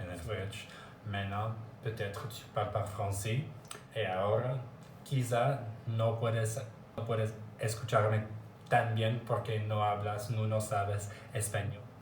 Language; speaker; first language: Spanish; non-native, learner; English